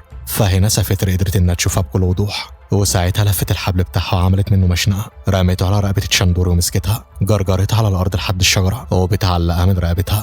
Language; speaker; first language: Arabic; native; Arabic